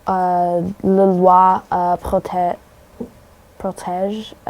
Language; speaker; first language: French; non-native, learner; English